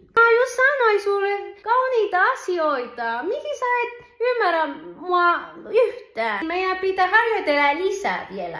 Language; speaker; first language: Finnish; non-native, fluent; Spanish